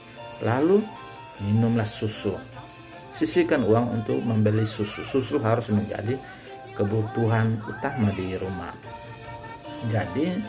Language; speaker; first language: Indonesian; native; Indonesian